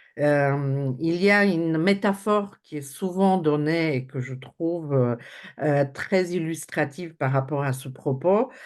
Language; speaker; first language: French; non-native, fluent; Polish